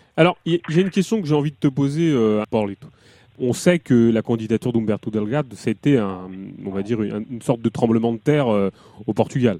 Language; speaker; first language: French; native; French